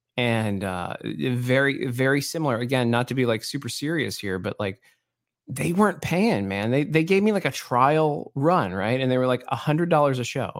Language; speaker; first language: English; native; English